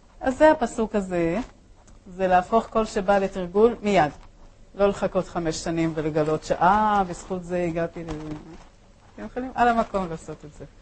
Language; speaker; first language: Hebrew; early bilingual, other home language; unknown